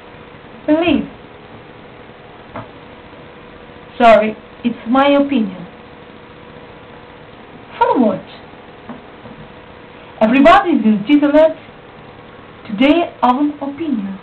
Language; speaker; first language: English; non-native, learner; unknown